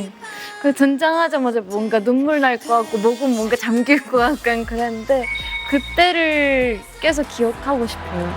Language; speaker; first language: Korean; non-native, fluent; Japanese